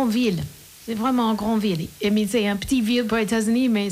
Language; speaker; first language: French; non-native, learner; English